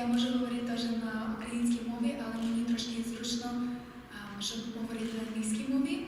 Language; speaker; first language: Ukrainian; early bilingual, heritage; Ukrainian